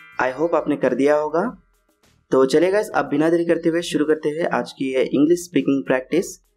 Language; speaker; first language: Hindi; non-native, local second language; Marathi